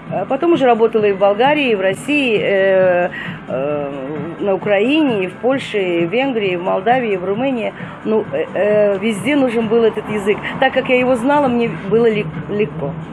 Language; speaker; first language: Russian; non-native, fluent; Turkish